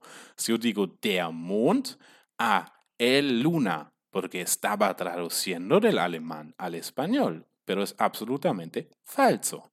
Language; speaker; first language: Spanish; non-native, fluent; German